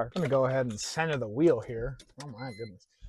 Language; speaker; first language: English; native; English